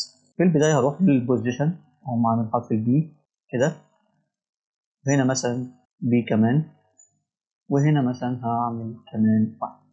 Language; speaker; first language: Arabic; native; Arabic